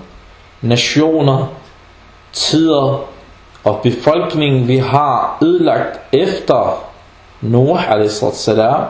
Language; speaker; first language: Danish; non-native, fluent; Arabic